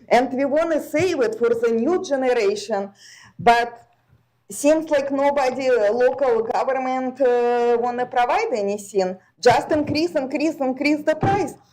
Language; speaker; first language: English; non-native, fluent; Russian